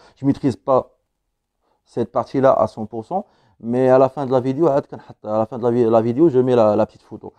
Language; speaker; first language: French; non-native, local second language; Arabic